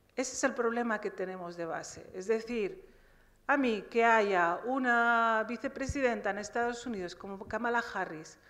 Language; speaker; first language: Spanish; early bilingual, other home language; Riffian